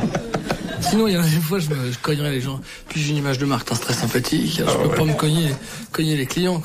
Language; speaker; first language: French; native; French